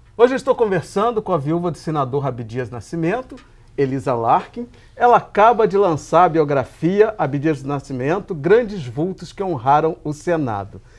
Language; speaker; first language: Portuguese; native; Portuguese